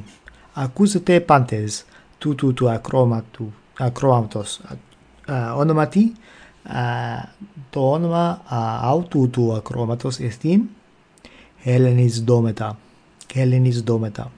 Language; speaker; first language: Greek; non-native, fluent; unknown